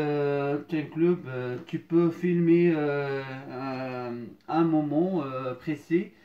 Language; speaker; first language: French; non-native, fluent; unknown